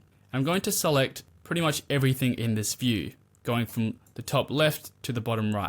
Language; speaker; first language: English; native; English